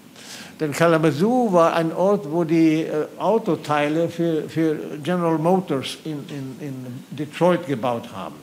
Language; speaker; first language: German; non-native, fluent; Swedish